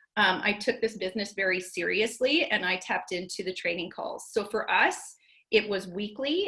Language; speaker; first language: English; native; English